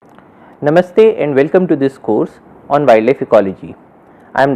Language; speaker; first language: English; non-native, local second language; Hindi